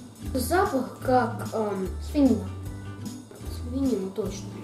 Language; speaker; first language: Russian; early bilingual, heritage; Russian